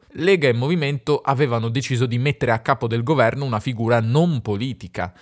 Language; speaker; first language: Italian; native; Italian